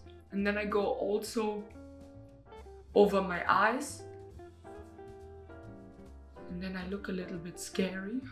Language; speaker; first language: English; non-native, fluent; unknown